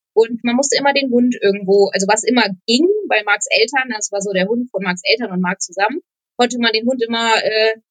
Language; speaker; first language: German; non-native, fluent; Polish